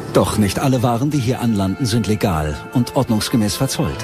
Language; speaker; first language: German; native; German